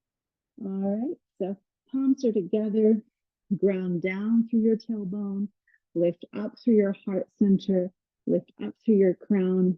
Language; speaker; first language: English; native; English